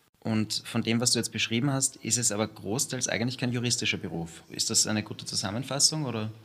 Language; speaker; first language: German; native; German